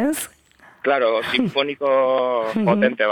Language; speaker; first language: Basque; non-native, local second language; Spanish